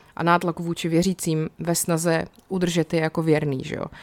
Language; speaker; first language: Czech; native; Czech